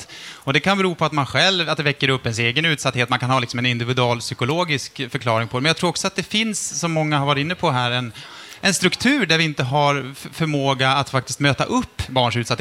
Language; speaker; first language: Swedish; native; Swedish